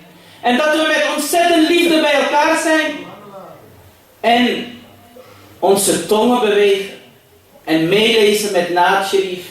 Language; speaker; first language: Dutch; early bilingual, other home language; Urdu